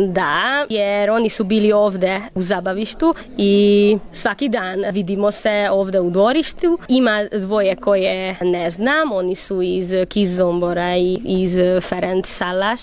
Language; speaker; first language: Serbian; non-native, local second language; Hungarian